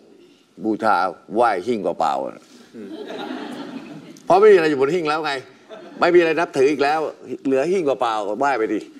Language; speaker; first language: Thai; native; Thai